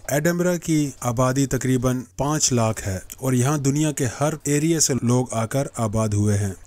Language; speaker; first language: Urdu; native; Urdu